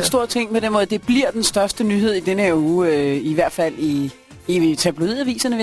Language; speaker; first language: Danish; native; Danish